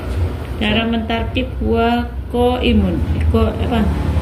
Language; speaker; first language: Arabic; non-native, learner; Indonesian